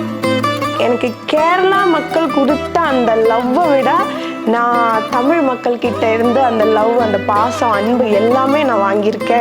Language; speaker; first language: Tamil; non-native, local second language; Malayalam